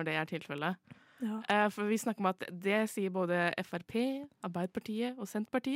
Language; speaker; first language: Norwegian; native; Norwegian